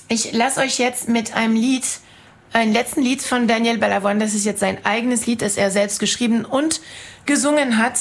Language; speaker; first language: German; non-native, fluent; French